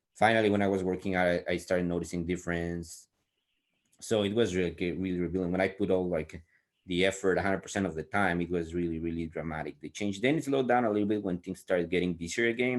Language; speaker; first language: English; non-native, fluent; Spanish